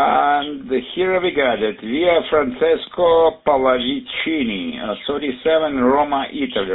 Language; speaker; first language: English; non-native, fluent; Russian